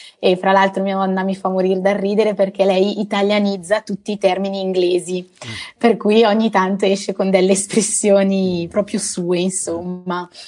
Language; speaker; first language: Italian; native; Italian